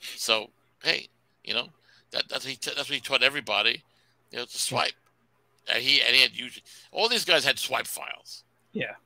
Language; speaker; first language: English; native; English